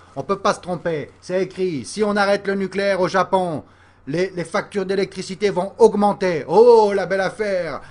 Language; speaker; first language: French; native; French